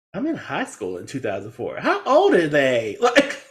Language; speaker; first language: English; native; English